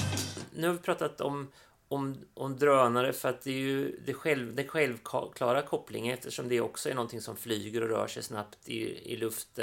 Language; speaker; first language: Swedish; native; Swedish